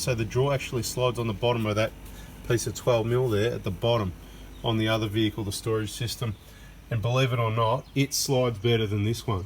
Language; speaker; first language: English; native; English